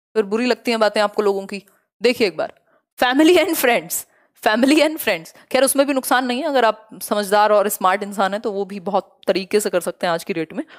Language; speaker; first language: Hindi; native; Hindi